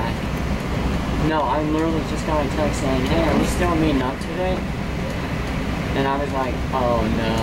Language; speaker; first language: English; native; English